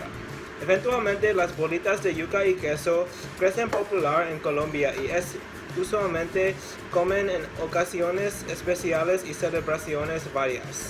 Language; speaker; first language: Spanish; non-native, learner; English